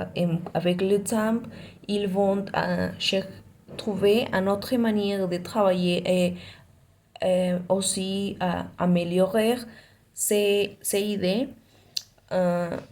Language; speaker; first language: French; non-native, learner; Spanish